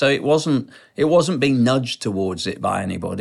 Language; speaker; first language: English; native; English